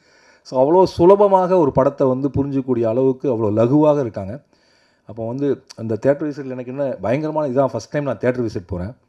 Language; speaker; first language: Tamil; native; Tamil